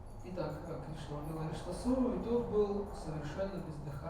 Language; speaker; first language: Russian; native; Russian